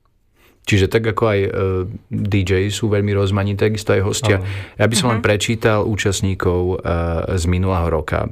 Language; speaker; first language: Slovak; native; Slovak